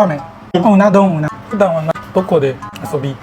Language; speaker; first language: Japanese; non-native, learner; Chinese